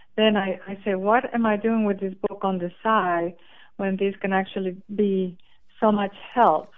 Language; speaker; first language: English; non-native, fluent; Spanish